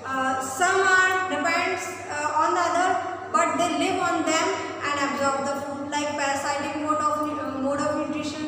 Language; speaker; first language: English; non-native, local second language; Hindi